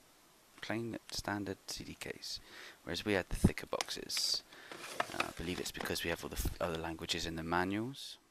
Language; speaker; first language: English; native; English